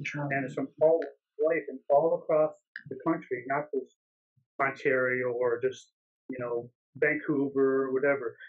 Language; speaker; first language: English; native; English